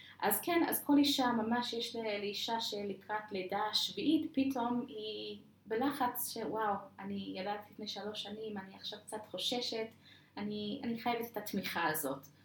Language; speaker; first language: Hebrew; non-native, fluent; English